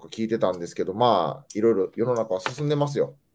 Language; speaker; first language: Japanese; native; Japanese